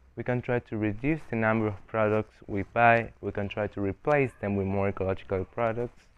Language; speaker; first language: English; non-native, fluent; Spanish